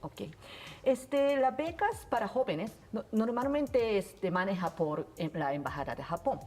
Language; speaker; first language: Spanish; non-native, learner; Japanese